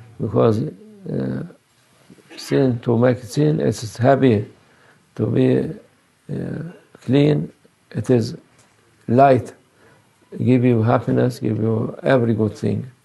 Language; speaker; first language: English; non-native, learner; Turkish